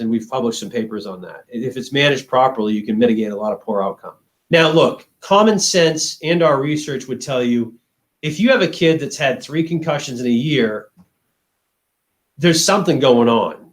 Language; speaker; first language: English; native; English